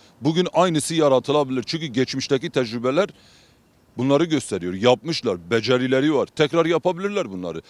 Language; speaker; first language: Turkish; non-native, local second language; Kurdish